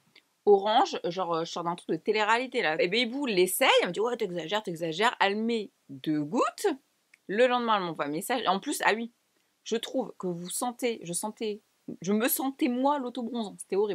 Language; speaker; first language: French; native; French